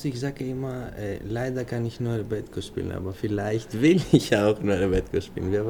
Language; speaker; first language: German; non-native, fluent; Greek